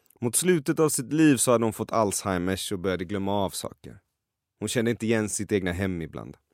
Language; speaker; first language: Swedish; early bilingual, other home language; Persian